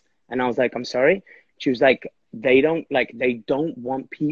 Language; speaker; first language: English; native; English